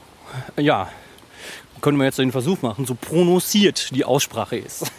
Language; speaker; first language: German; native; German